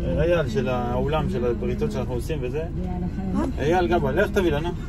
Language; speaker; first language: Hebrew; native; Hebrew